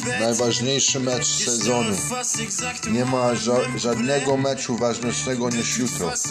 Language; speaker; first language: Polish; non-native, learner; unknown